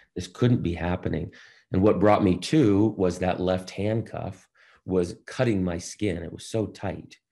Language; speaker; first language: English; native; English